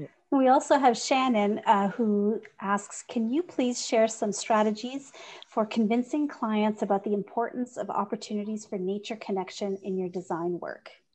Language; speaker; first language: English; native; English